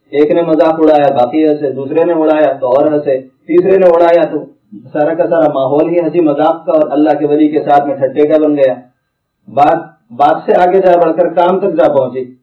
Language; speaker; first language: Urdu; native; Urdu